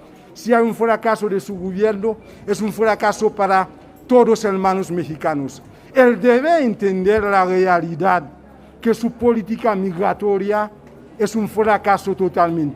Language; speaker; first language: Spanish; non-native, fluent; Haitian Creole